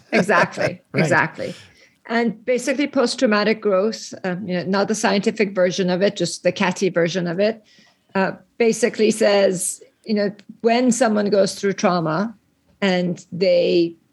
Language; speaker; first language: English; early bilingual, other home language; Persian